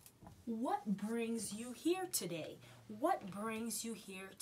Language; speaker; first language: English; non-native, learner; Haitian Creole